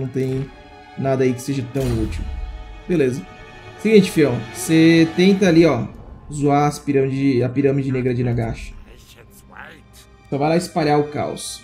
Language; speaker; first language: Portuguese; native; Portuguese